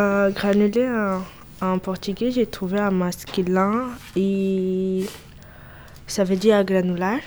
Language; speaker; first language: French; non-native, learner; Portuguese